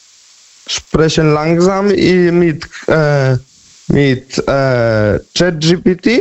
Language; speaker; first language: German; non-native, learner; Polish